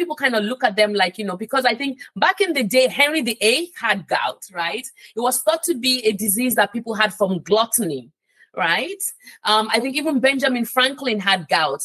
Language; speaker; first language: English; non-native, local second language; Yoruba